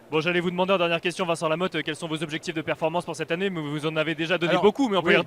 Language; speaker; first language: French; native; French